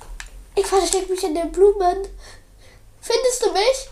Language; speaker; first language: German; native; German